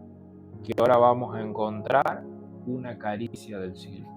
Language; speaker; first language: Spanish; native; Spanish